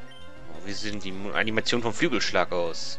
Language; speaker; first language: German; native; German